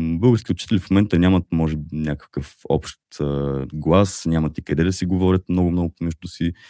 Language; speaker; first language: Bulgarian; native; Bulgarian